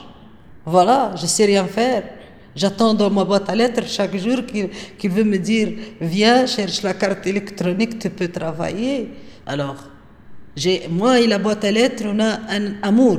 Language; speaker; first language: French; non-native, local second language; Arabic